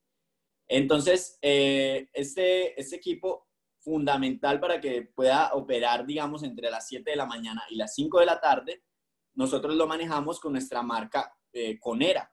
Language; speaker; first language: Spanish; native; Spanish